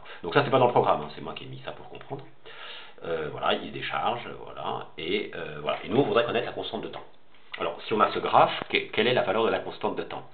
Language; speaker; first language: French; native; French